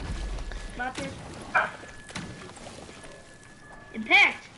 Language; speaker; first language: German; non-native, learner; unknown